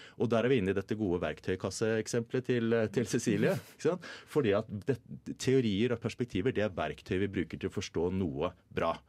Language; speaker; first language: Norwegian; native; Norwegian